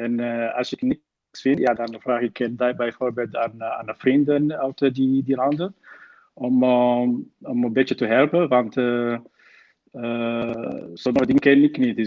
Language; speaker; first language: Dutch; non-native, fluent; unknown